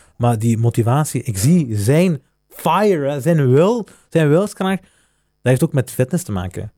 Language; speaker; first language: Dutch; native; Dutch